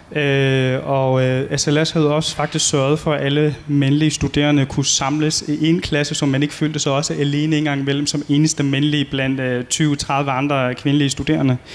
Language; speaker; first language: Danish; early bilingual, other home language; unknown